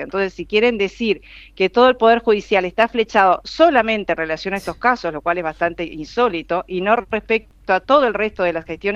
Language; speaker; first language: Spanish; native; Spanish